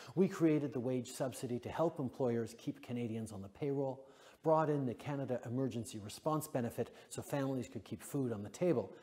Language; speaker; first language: English; early bilingual, other home language; French